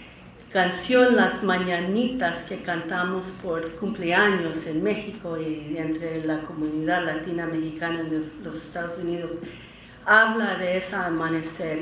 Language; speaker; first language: Spanish; early bilingual, heritage; Spanish